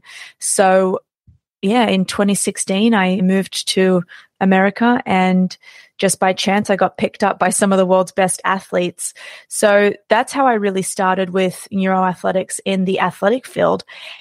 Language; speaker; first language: English; native; English